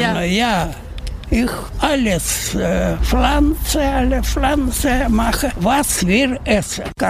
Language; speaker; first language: German; non-native, learner; Russian